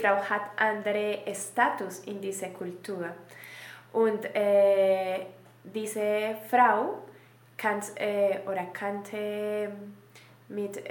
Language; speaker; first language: German; non-native, learner; Spanish